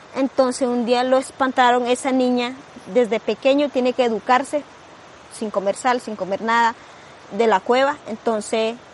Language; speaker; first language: Spanish; non-native, local second language; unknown